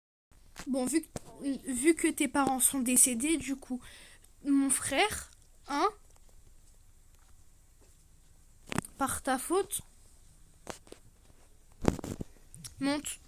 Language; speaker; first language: French; native; French